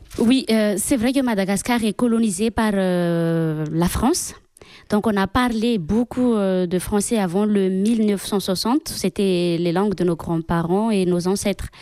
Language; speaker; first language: French; non-native, local second language; Malagasy